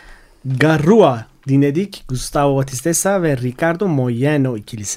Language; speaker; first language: Turkish; native; Turkish